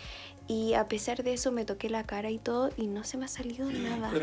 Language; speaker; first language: Spanish; native; Spanish